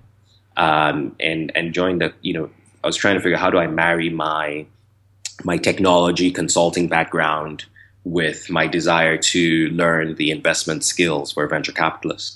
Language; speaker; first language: English; non-native, local second language; Yoruba